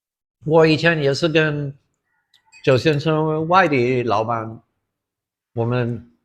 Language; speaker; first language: Chinese; non-native, fluent; English